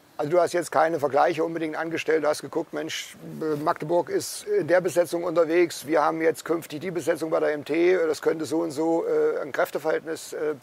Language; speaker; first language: German; native; German